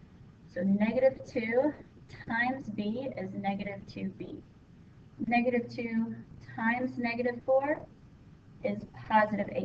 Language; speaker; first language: English; native; English